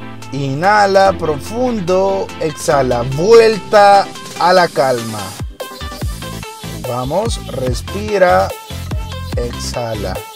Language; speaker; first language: Spanish; native; Spanish